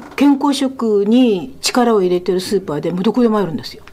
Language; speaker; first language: Japanese; native; Japanese